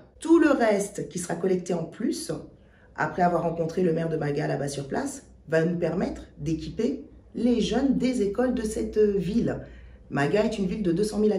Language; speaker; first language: French; native; French